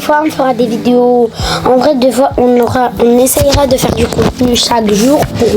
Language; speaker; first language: French; native; French